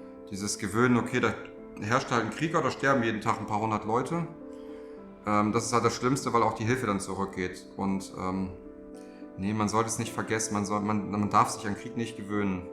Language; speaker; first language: German; native; German